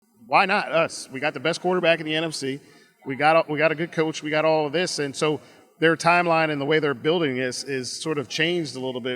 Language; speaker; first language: English; native; English